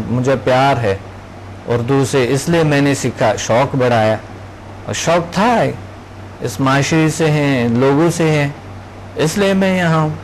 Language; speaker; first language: Urdu; non-native, local second language; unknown